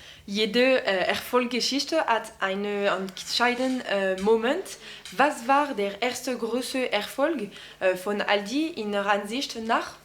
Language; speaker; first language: German; non-native, learner; French